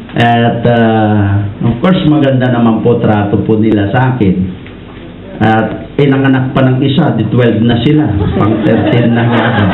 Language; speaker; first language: Filipino; non-native, local second language; Iloko